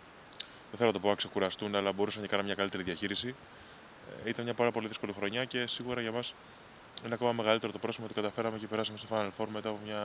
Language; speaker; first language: Greek; native; Greek